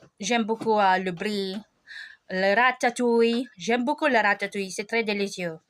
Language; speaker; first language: French; non-native, learner; Filipino